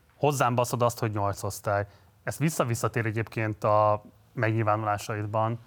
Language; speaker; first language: Hungarian; native; Hungarian